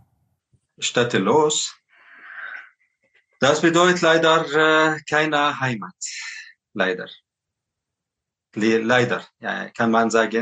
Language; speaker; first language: German; non-native, learner; Arabic